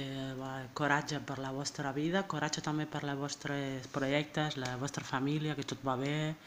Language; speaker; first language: Catalan; non-native, learner; French